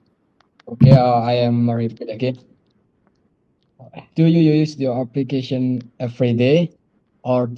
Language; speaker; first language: English; non-native, learner; Indonesian